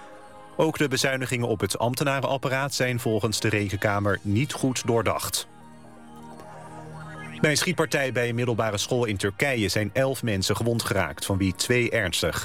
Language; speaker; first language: Dutch; native; Dutch